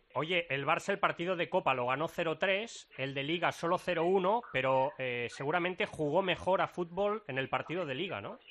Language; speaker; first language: Spanish; native; Spanish